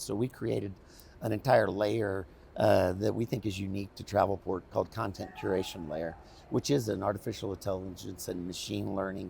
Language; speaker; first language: English; native; English